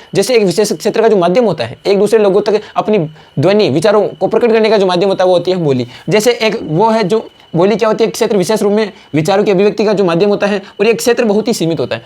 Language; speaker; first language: Hindi; native; Hindi